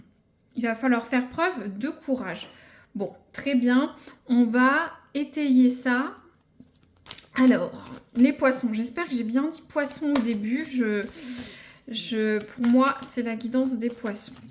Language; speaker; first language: French; native; French